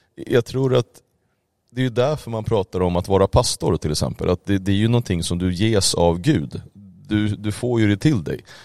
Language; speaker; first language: Swedish; native; Swedish